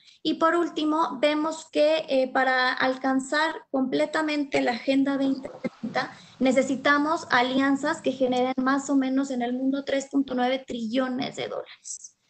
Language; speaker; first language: Spanish; native; Spanish